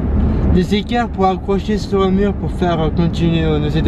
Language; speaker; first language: French; native; French